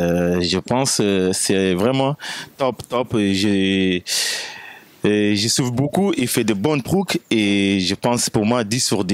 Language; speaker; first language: French; non-native, fluent; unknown